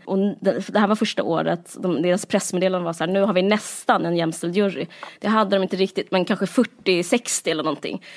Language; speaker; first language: Swedish; native; Swedish